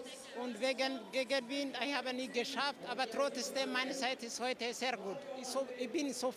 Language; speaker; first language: German; non-native, learner; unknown